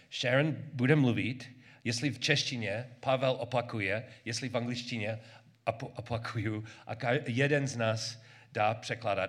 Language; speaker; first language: Czech; non-native, learner; English